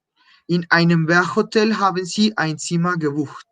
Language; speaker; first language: German; non-native, fluent; Spanish